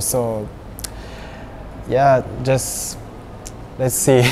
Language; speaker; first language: English; non-native, learner; Japanese